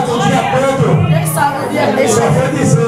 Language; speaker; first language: Portuguese; native; Portuguese